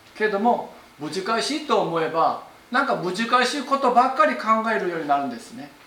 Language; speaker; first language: Japanese; non-native, fluent; Korean